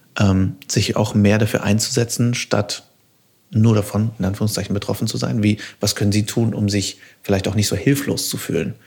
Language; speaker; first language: German; native; German